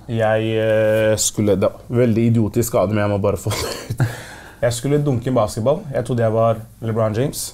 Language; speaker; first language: Norwegian; early bilingual, other home language; Arabic